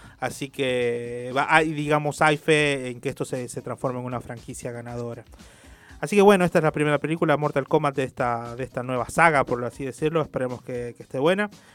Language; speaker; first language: Spanish; native; Spanish